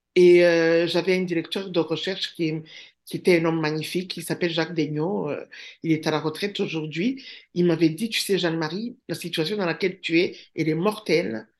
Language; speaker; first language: French; non-native, local second language; Kinyarwanda